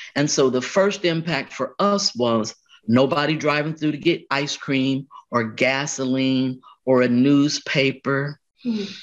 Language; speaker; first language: English; native; English